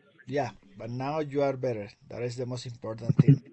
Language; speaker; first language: English; non-native, fluent; Spanish